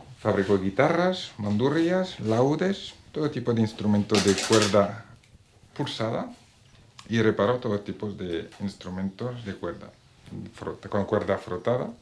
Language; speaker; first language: Spanish; non-native, fluent; French